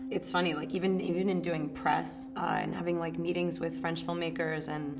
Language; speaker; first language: English; native; English